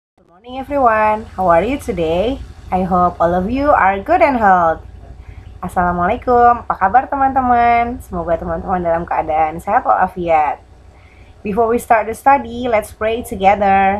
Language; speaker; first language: English; non-native, fluent; Indonesian